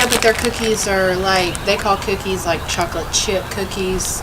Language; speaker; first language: English; native; English